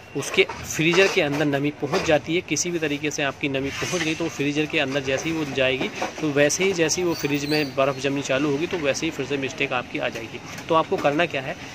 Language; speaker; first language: Hindi; native; Hindi